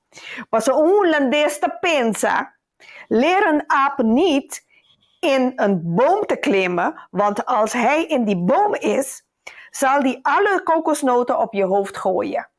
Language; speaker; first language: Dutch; non-native, local second language; Papiamento